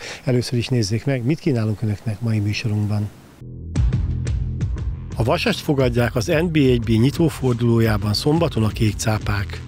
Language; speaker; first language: Hungarian; native; Hungarian